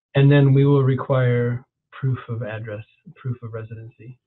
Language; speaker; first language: English; native; English